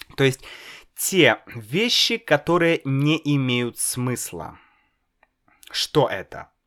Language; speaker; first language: Russian; native; Russian